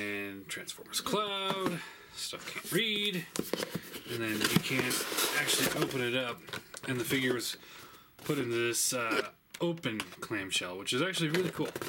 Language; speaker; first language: English; native; English